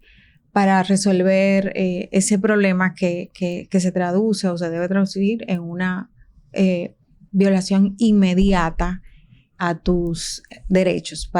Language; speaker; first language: Spanish; native; Spanish